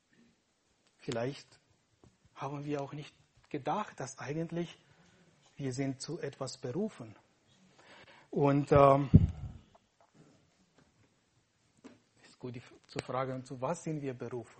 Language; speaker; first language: German; non-native, fluent; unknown